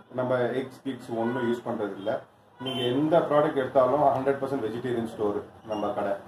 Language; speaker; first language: Tamil; non-native, local second language; Kashmiri